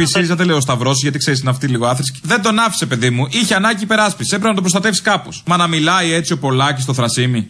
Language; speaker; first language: Greek; native; Greek